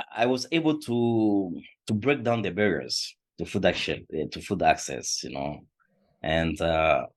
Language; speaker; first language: English; non-native, fluent; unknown